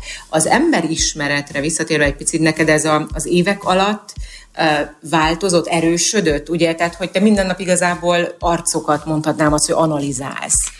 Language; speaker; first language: Hungarian; native; Hungarian